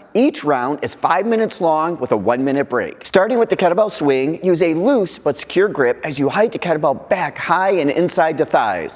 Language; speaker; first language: English; native; English